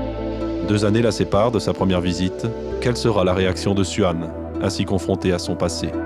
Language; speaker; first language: French; native; French